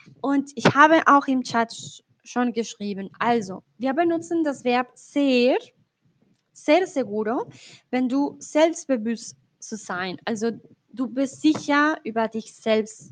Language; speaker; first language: German; non-native, fluent; Spanish